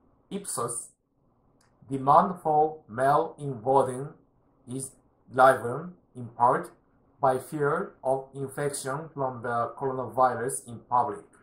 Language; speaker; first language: English; non-native, learner; Japanese